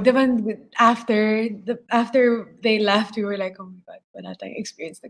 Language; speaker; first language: English; non-native, local second language; Filipino